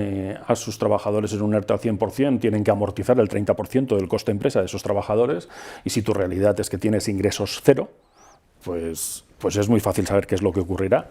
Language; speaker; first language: Spanish; native; Spanish